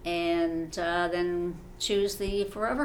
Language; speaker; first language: English; native; English